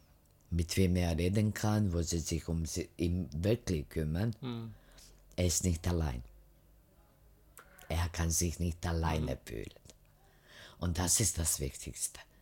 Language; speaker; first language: German; non-native, fluent; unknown